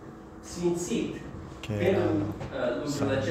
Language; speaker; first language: Romanian; non-native, learner; English